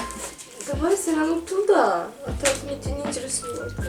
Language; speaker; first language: Russian; non-native, learner; Turkmen